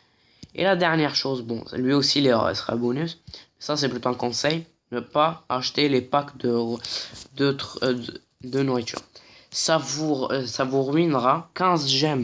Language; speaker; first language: French; native; French